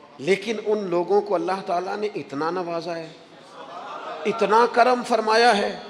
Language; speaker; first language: Urdu; non-native, local second language; Punjabi